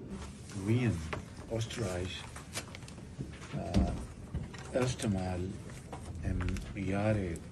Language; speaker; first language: German; non-native, learner; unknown